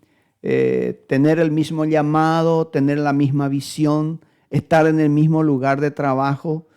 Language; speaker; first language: Spanish; native; Spanish